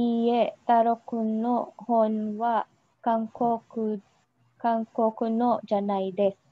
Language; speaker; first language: Japanese; non-native, learner; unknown